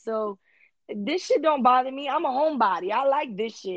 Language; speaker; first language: English; early bilingual, other home language; Spanish